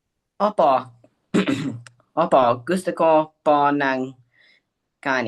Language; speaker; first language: Filipino; non-native, learner; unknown